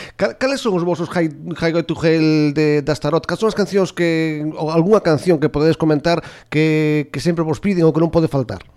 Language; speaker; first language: Galician; native; Galician